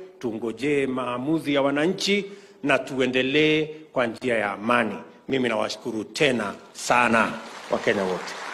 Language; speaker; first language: Swahili; non-native, local second language; Kalenjin